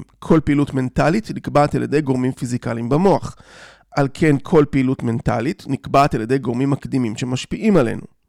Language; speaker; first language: Hebrew; native; Hebrew